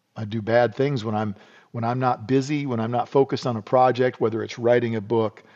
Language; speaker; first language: English; native; English